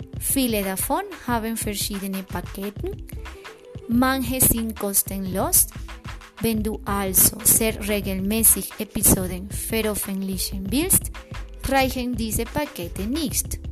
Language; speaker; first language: German; non-native, fluent; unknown